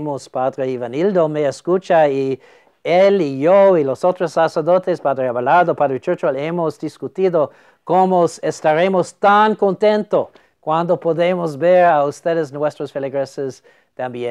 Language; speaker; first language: Spanish; non-native, fluent; English